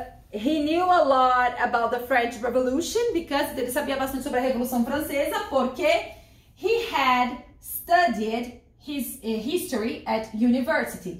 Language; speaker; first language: English; non-native, fluent; Portuguese